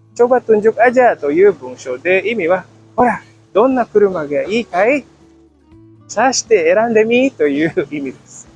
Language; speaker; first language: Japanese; non-native, fluent; Indonesian